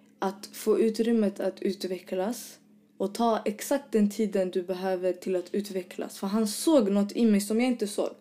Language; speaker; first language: Swedish; early bilingual, other home language; Arabic